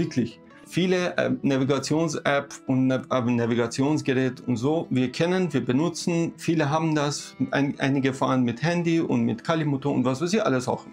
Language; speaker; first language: German; non-native, fluent; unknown